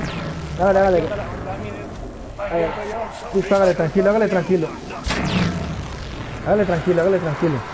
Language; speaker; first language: Spanish; native; Spanish